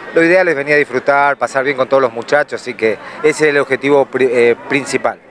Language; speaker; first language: Spanish; native; Spanish